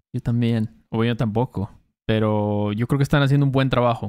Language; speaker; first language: Spanish; native; Spanish